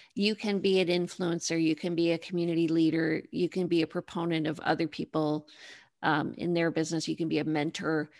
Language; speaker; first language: English; native; English